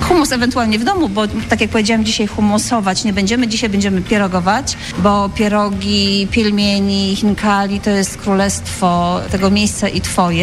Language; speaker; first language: Polish; native; Polish